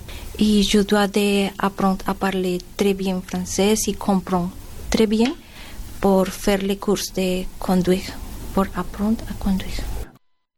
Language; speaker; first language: French; non-native, learner; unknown